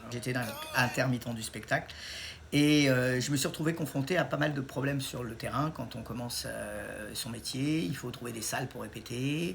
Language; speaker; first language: French; native; French